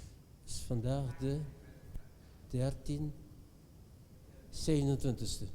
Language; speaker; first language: Dutch; non-native, fluent; Indonesian